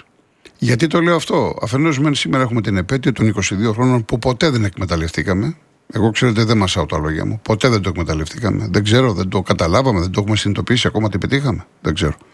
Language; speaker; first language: Greek; native; Greek